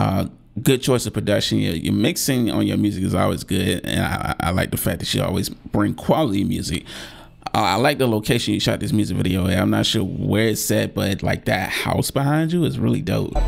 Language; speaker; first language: English; native; English